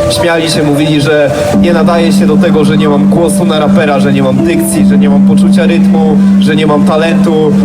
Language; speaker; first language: Polish; native; Polish